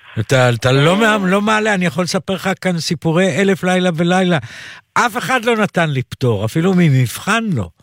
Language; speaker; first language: Hebrew; native; Hebrew